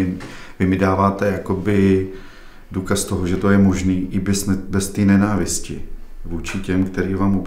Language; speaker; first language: Czech; native; Czech